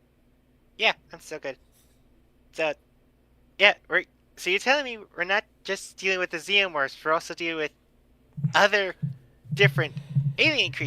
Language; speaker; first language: English; native; English